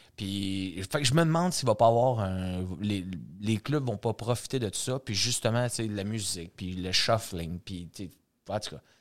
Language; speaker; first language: French; native; French